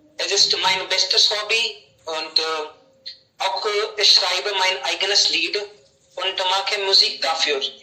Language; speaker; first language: German; non-native, learner; Hindi